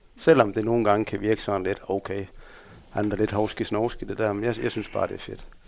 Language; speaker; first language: Danish; native; Danish